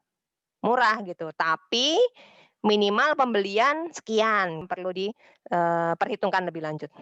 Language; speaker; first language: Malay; non-native, local second language; Javanese